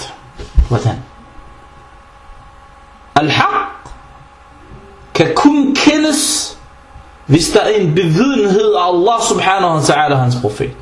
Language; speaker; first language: Danish; early bilingual, other home language; Arabic